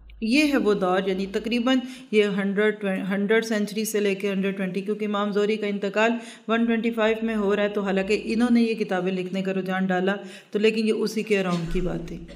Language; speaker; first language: Urdu; early bilingual, heritage; Urdu